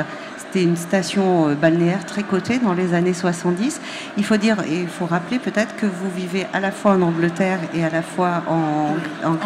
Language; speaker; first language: French; native; French